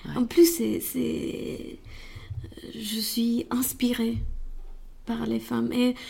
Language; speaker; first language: French; non-native, fluent; Romanian